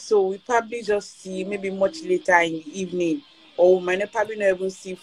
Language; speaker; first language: English; non-native, local second language; Yoruba